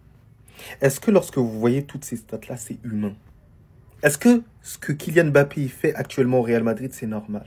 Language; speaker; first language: French; native; French